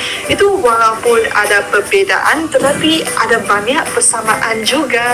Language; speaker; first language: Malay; non-native, local second language; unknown